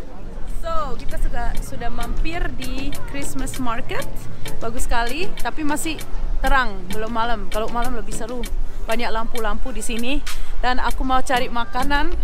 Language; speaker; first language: Indonesian; early bilingual, heritage; German